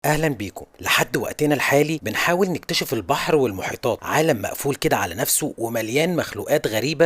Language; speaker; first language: Arabic; native; Arabic